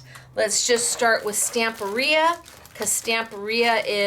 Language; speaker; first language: English; native; English